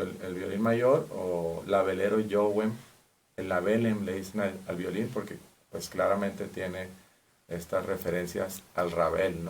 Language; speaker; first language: Spanish; native; Spanish